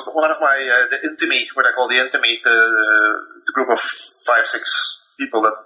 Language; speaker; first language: English; non-native, fluent; Dutch